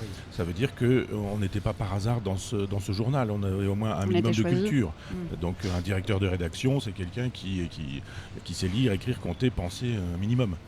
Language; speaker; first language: French; native; French